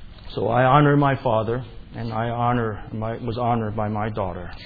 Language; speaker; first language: English; native; English